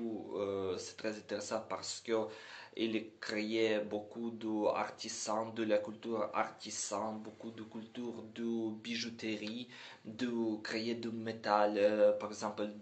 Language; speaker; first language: French; non-native, learner; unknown